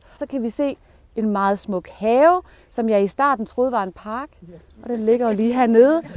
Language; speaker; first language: Danish; native; Danish